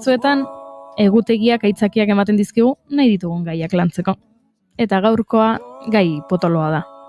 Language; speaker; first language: Basque; native; Basque